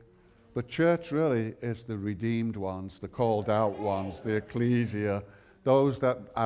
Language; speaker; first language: English; native; English